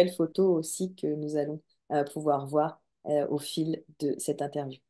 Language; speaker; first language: French; native; French